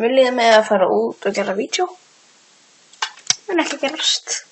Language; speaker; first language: Icelandic; non-native, learner; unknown